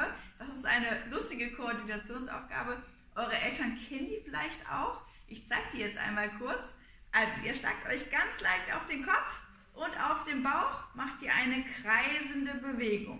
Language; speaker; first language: German; native; German